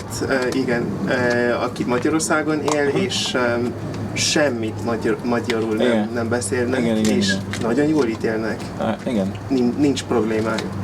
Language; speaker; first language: Hungarian; non-native, learner; English